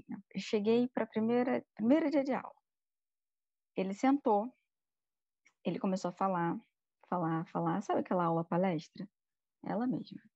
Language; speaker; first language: Portuguese; native; Portuguese